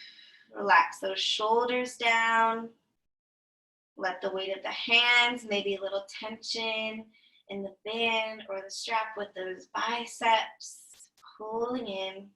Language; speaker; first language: English; native; English